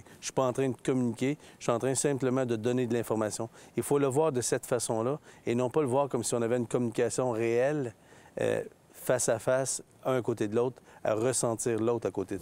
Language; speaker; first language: French; native; French